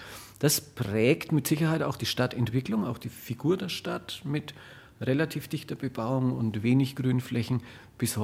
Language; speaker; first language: German; native; German